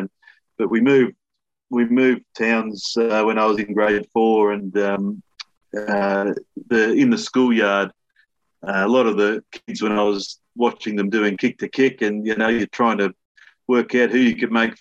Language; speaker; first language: English; native; English